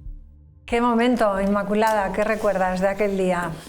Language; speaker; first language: Spanish; native; Spanish